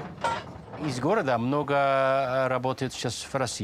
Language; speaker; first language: Russian; non-native, fluent; Dutch